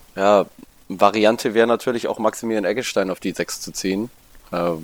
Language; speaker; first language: German; native; German